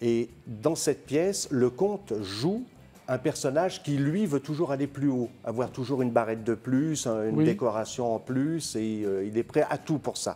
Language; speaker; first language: French; native; French